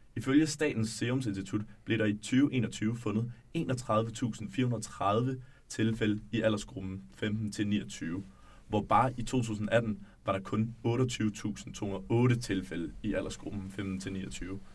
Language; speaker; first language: Danish; native; Danish